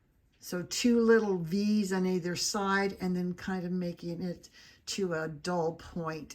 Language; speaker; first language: English; native; English